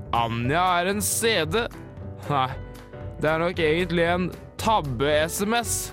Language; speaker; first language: Norwegian; native; Norwegian